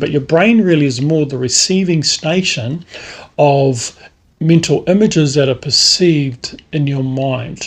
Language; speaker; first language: English; native; English